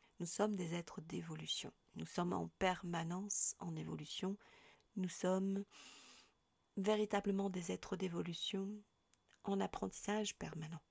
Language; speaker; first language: French; native; French